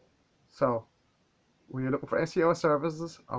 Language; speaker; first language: English; native; English